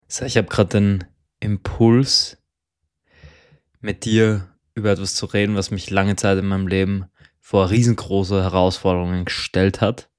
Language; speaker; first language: German; native; German